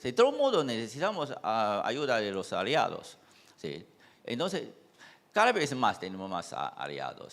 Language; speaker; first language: Spanish; non-native, fluent; Chinese